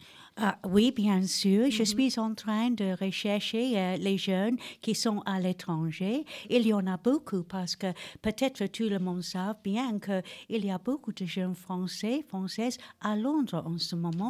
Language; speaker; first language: French; non-native, fluent; English